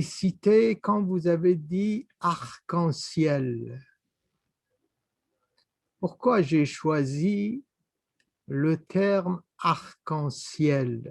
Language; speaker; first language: French; non-native, fluent; Persian